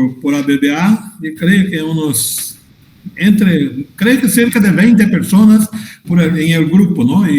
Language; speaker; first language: Spanish; non-native, fluent; Portuguese